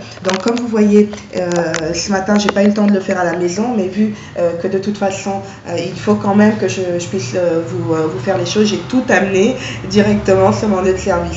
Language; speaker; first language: French; native; French